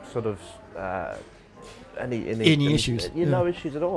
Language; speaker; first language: English; native; English